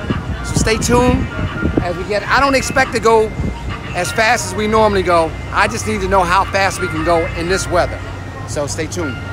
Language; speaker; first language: English; native; English